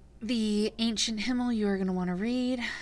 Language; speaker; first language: English; native; English